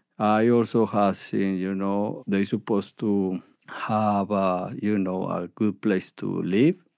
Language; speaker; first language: English; non-native, fluent; Spanish